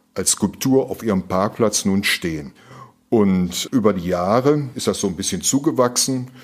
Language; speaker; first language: German; native; German